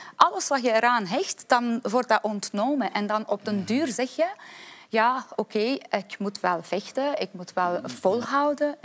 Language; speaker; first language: Dutch; non-native, fluent; Persian